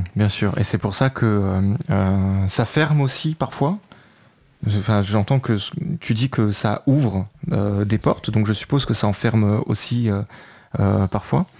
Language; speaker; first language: French; native; French